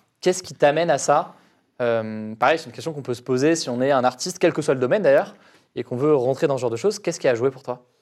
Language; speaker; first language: French; native; French